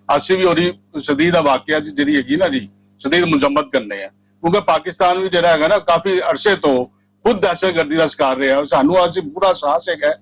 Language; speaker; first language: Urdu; non-native, local second language; Punjabi